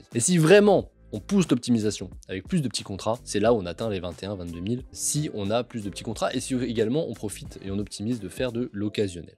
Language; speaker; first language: French; native; French